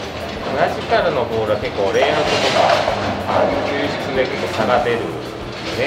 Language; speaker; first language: Japanese; native; Japanese